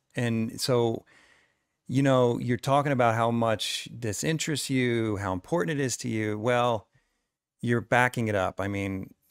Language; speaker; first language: English; native; English